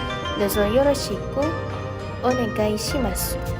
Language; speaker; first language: Japanese; non-native, learner; Malay